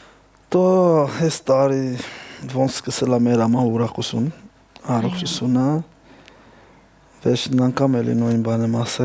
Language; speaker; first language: Armenian; non-native, learner; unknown